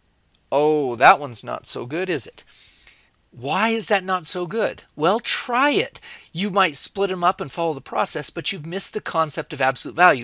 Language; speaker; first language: English; native; English